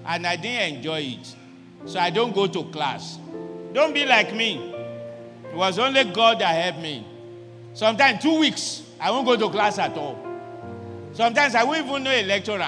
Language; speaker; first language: English; non-native, local second language; Yoruba